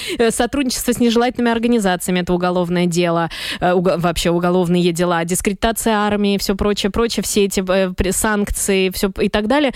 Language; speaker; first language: Russian; native; Russian